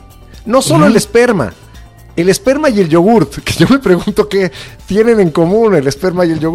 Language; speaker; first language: Spanish; native; Spanish